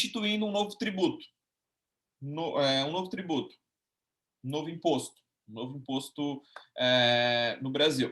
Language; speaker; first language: Portuguese; native; Portuguese